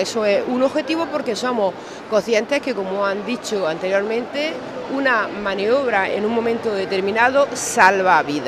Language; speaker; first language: Spanish; native; Spanish